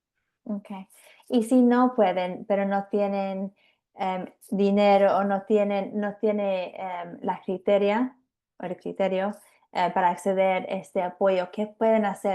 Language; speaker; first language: Spanish; non-native, fluent; English